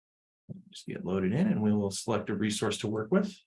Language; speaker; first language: English; native; English